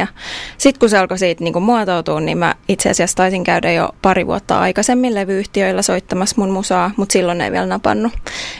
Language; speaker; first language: Finnish; native; Finnish